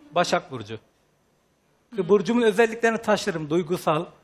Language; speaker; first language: Turkish; native; Turkish